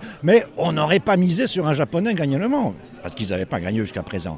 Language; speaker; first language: French; native; French